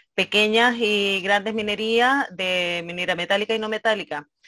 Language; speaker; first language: Spanish; native; Spanish